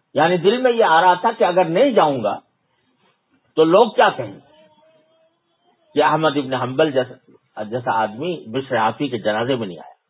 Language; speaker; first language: Urdu; native; Urdu